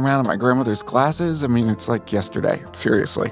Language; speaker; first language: English; native; English